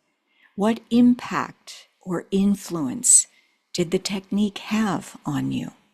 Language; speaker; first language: English; native; English